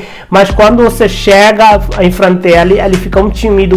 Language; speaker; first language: Portuguese; non-native, learner; Hindi